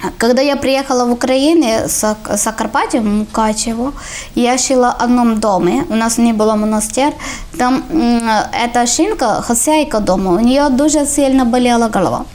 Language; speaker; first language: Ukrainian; non-native, learner; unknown